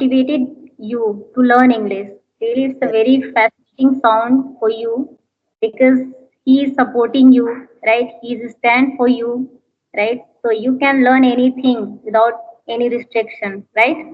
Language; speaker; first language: English; non-native, learner; Hindi